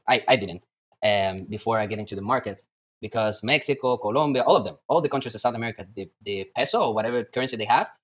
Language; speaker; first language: English; non-native, fluent; Latvian